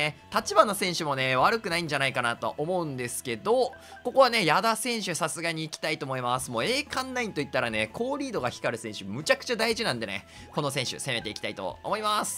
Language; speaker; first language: Japanese; native; Japanese